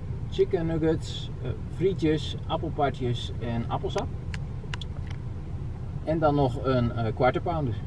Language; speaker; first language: Dutch; native; Dutch